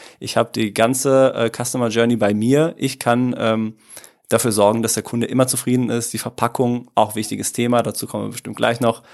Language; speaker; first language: German; early bilingual, other home language; Italian